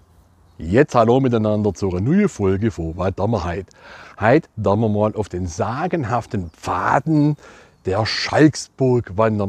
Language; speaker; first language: German; native; German